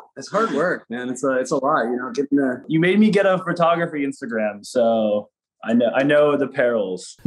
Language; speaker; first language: English; native; English